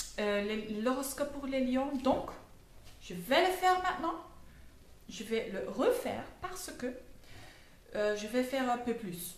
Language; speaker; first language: French; non-native, fluent; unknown